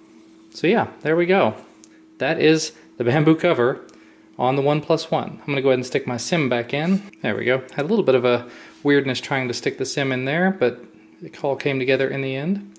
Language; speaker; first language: English; native; English